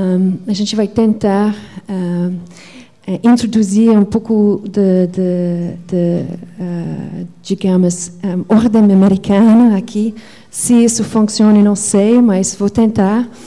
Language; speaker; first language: Portuguese; non-native, fluent; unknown